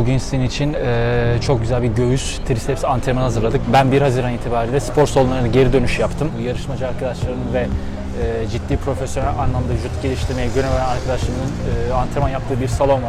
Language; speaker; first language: Turkish; native; Turkish